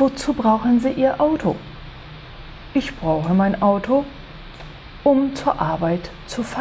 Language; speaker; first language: German; non-native, fluent; Portuguese